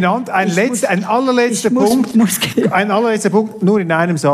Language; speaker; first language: German; native; German